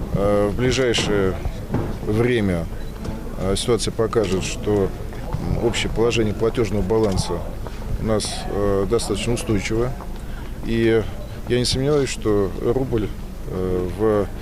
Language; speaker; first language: Russian; native; Russian